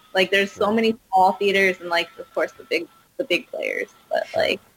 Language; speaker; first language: English; early bilingual, other home language; Hindi